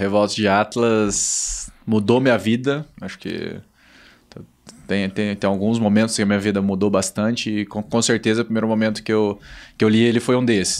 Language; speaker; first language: Portuguese; native; Portuguese